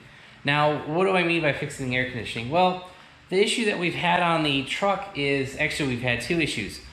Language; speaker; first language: English; native; English